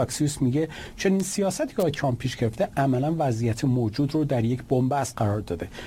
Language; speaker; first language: Persian; native; Persian